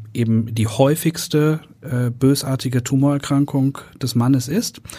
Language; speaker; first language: German; native; German